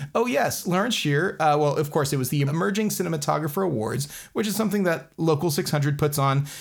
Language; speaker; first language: English; native; English